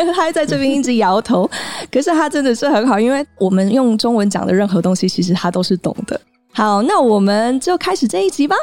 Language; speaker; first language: Chinese; early bilingual, heritage; Chinese